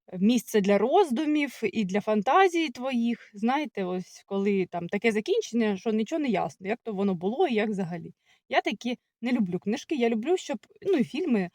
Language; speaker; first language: Ukrainian; native; Ukrainian